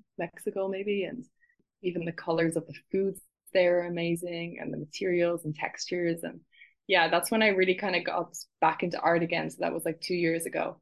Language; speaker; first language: English; native; English